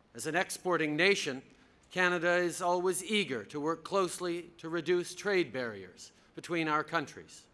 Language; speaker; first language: English; early bilingual, other home language; French